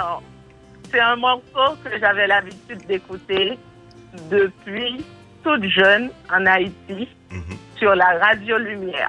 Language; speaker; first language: French; non-native, local second language; Haitian Creole